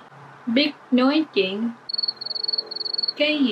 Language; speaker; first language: Vietnamese; early bilingual, heritage; English